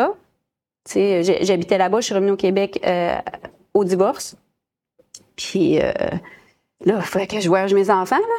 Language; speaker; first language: French; native; French